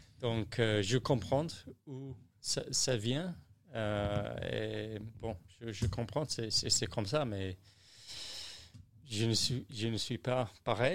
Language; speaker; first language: French; non-native, learner; English